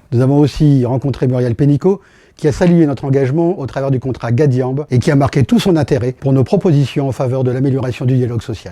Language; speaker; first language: French; native; French